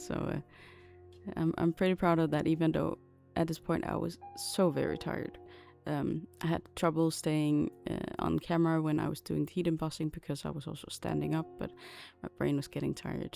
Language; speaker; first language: English; non-native, fluent; Danish